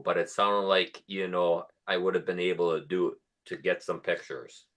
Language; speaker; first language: English; native; English